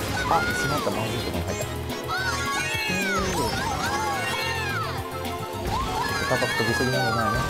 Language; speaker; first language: Japanese; native; Japanese